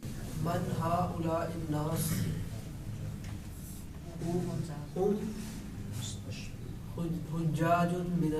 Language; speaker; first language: Arabic; non-native, learner; Urdu